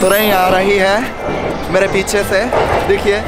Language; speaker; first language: Hindi; non-native, fluent; Japanese